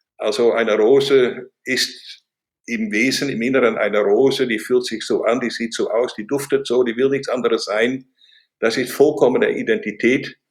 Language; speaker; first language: German; non-native, fluent; Dutch